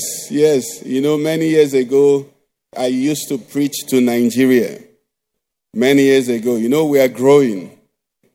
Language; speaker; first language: English; non-native, local second language; Igbo